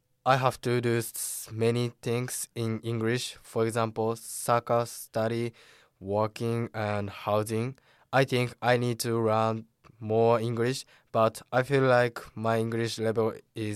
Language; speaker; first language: English; non-native, fluent; Japanese